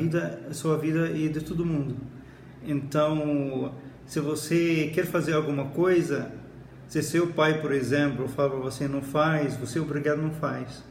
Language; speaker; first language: Portuguese; non-native, fluent; Arabic